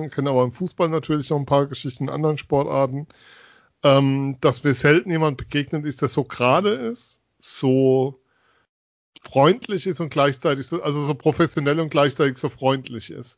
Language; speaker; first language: German; native; German